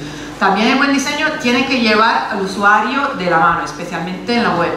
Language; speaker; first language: Spanish; non-native, fluent; Italian